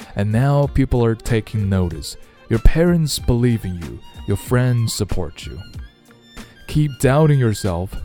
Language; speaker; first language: English; non-native, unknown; Chinese